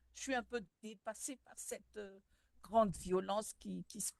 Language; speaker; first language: French; non-native, local second language; Malagasy